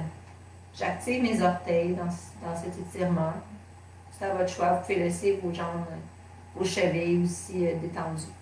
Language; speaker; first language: French; native; French